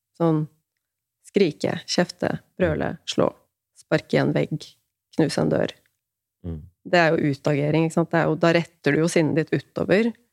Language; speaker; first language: Norwegian; native; Norwegian